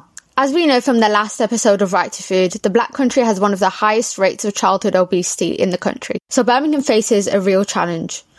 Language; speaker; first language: English; native; English